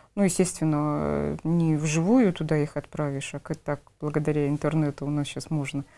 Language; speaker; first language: Russian; native; Russian